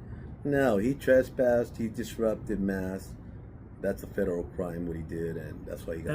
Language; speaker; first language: English; native; English